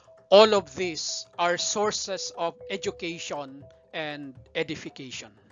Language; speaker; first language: English; non-native, local second language; Maguindanaon